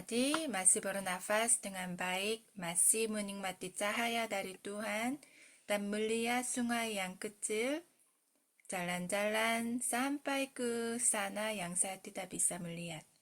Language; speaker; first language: Indonesian; non-native, fluent; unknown